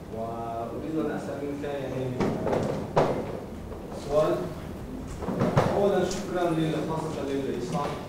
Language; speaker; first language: Arabic; non-native, learner; Kyrgyz